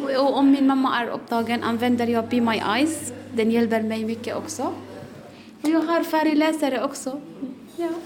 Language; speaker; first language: Swedish; non-native, learner; Arabic